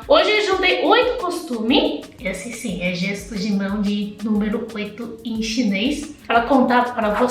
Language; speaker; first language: Portuguese; non-native, fluent; Chinese